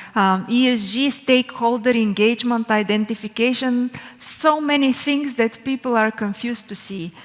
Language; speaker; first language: English; non-native, fluent; Bulgarian